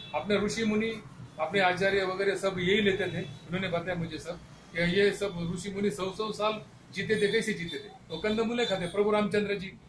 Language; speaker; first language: Hindi; non-native, local second language; Marathi